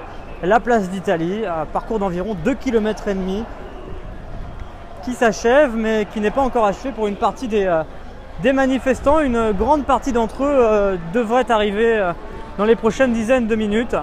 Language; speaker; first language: French; native; French